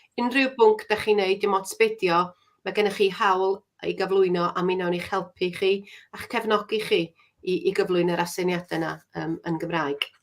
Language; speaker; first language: Welsh; native; Welsh